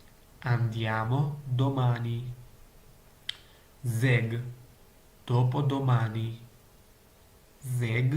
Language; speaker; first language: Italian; non-native, learner; Georgian